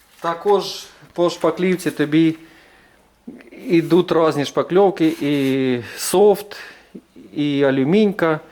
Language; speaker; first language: Ukrainian; non-native, local second language; Russian